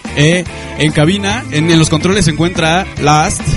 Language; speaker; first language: Spanish; native; Spanish